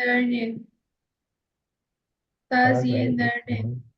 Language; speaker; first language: Chinese; non-native, learner; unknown